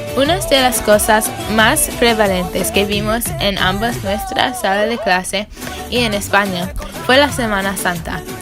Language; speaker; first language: Spanish; non-native, learner; English